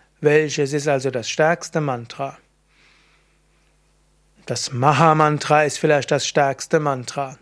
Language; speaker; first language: German; native; German